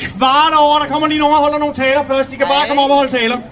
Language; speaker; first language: Danish; native; Danish